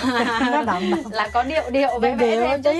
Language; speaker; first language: Vietnamese; native; Vietnamese